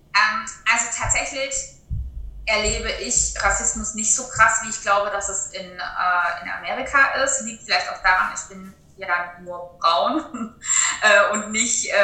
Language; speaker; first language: German; native; German